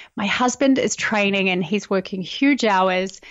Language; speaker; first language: English; native; English